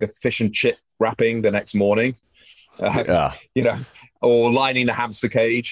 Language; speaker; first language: English; native; English